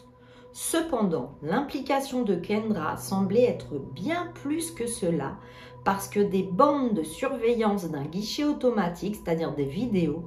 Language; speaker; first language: French; native; French